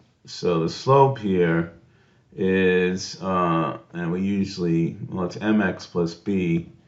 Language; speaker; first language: English; native; English